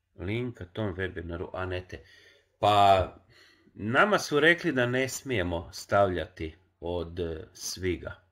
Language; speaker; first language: Croatian; non-native, local second language; Hungarian